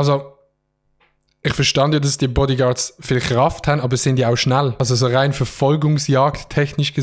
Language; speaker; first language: German; native; German